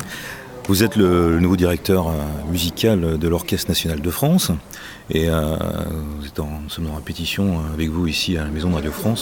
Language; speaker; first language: French; native; French